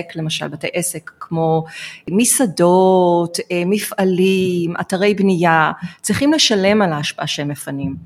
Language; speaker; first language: Hebrew; non-native, fluent; English